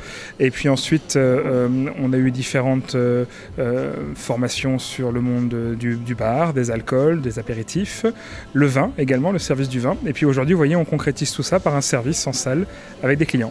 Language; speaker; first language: French; native; French